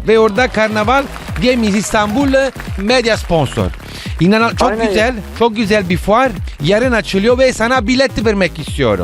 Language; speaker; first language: Turkish; non-native, learner; Italian